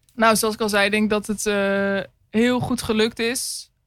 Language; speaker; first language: Dutch; native; Dutch